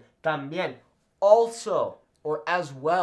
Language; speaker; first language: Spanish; non-native, fluent; English